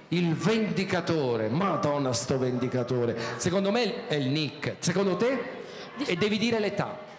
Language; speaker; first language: Italian; native; Italian